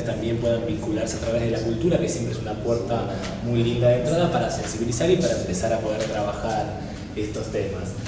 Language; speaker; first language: Spanish; native; Spanish